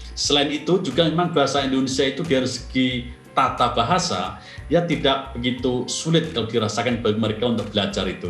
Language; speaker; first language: Indonesian; native; Indonesian